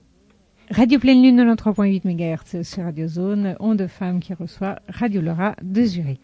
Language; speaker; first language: French; native; French